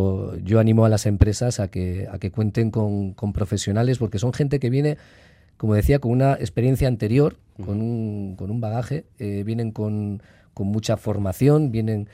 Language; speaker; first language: Spanish; native; Spanish